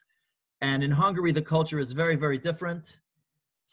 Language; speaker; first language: English; native; English